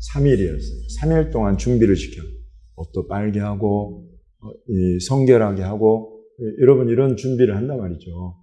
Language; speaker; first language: Korean; native; Korean